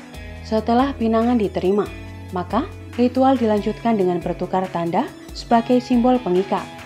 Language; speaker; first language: Indonesian; native; Indonesian